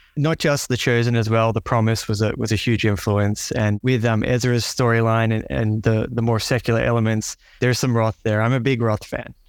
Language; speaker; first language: English; native; English